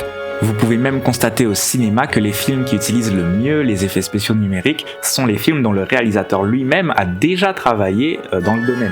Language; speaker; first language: French; native; French